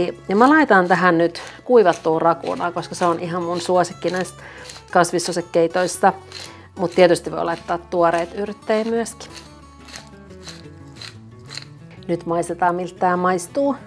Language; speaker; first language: Finnish; native; Finnish